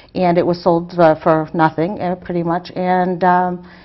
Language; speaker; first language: English; native; English